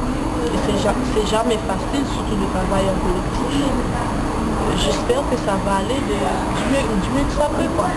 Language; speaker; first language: French; non-native, local second language; Haitian Creole